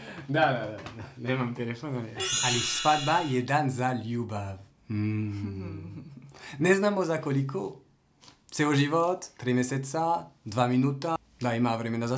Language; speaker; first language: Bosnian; non-native, learner; French